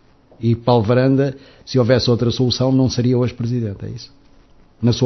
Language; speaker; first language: Portuguese; native; Portuguese